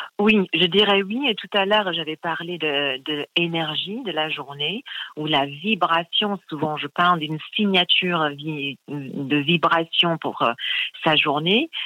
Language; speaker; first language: French; non-native, fluent; English